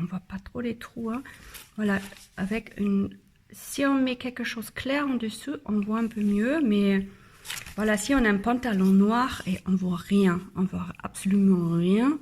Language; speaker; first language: French; non-native, learner; German